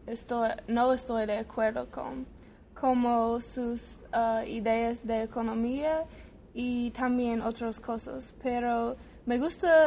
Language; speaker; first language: Spanish; non-native, learner; English